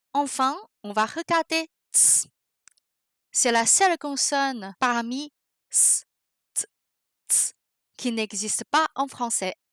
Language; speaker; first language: French; non-native, fluent; Chinese